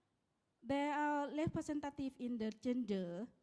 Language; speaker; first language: English; non-native, learner; Lao